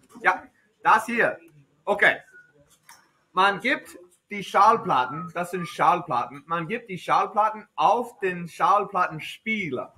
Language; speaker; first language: German; non-native, fluent; English